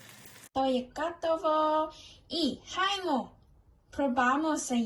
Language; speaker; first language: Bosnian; non-native, learner; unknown